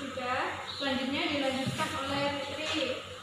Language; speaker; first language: Indonesian; native; Indonesian